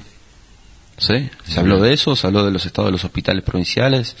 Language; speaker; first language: Spanish; native; Spanish